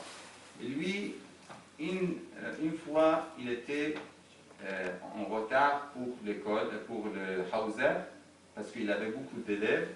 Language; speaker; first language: French; non-native, fluent; Arabic